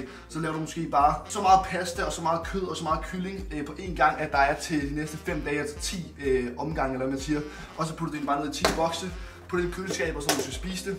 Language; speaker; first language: Danish; native; Danish